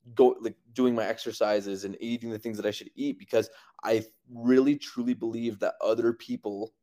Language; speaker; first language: English; native; English